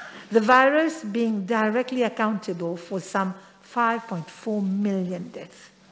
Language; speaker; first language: English; non-native, local second language; Morisyen